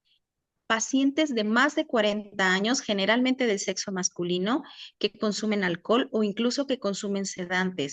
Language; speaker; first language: Spanish; native; Spanish